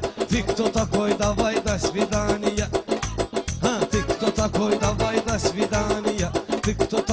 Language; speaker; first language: Russian; non-native, local second language; Talysh